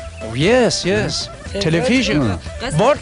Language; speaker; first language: English; non-native, learner; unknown